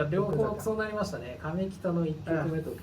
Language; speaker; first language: Japanese; native; Japanese